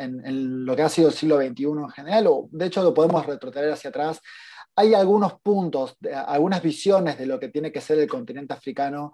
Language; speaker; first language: Spanish; native; Spanish